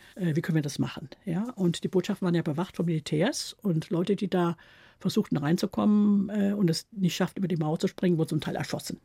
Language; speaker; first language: German; native; German